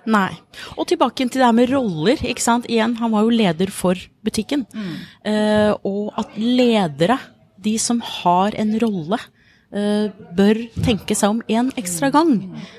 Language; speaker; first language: Norwegian; non-native, fluent; English